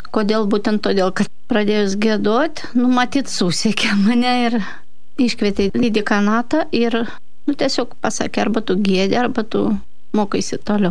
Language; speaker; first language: Lithuanian; non-native, fluent; Russian